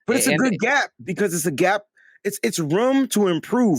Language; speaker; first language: English; native; English